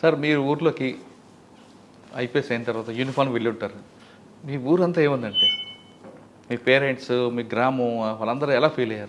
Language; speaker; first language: Telugu; native; Telugu